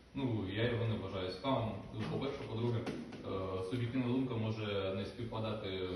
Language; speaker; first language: Ukrainian; native; Ukrainian